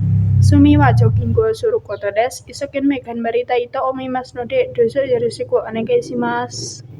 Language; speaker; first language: Japanese; non-native, learner; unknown